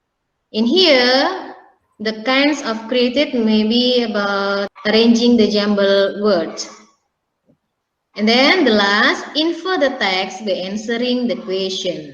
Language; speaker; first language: English; non-native, learner; Indonesian